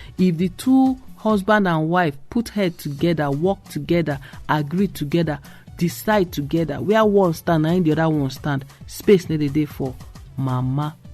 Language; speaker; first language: Nigerian Pidgin; non-native, local second language; Igbo